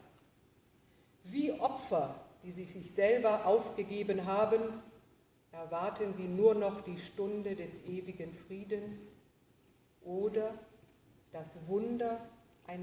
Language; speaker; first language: German; native; German